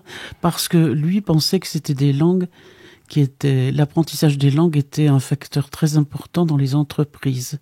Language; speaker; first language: French; native; French